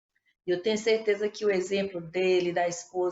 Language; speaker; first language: Portuguese; native; Portuguese